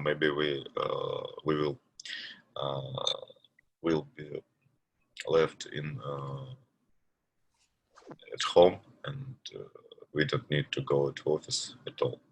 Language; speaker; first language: English; non-native, learner; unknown